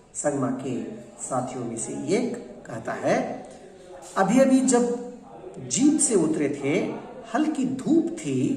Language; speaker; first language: Hindi; non-native, local second language; Kannada